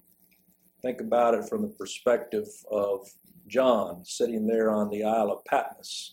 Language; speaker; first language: English; native; English